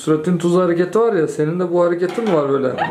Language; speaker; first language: Turkish; native; Turkish